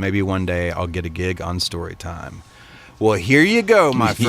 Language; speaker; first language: English; native; English